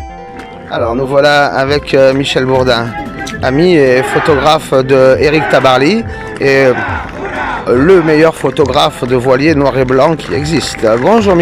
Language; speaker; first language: French; native; French